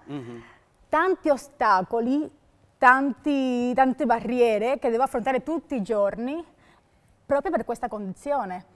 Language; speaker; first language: Italian; non-native, fluent; Spanish